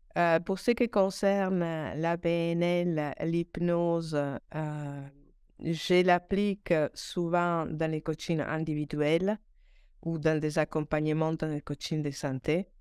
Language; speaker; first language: French; non-native, fluent; Italian